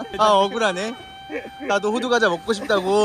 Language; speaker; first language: Korean; native; Korean